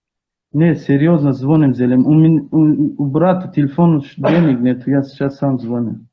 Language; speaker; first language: Russian; non-native, learner; Tajik